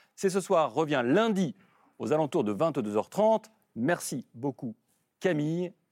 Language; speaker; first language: French; native; French